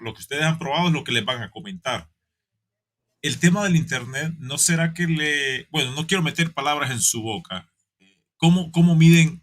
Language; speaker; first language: Spanish; native; Spanish